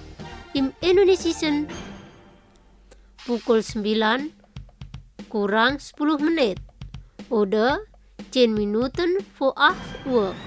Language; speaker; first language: German; non-native, fluent; Indonesian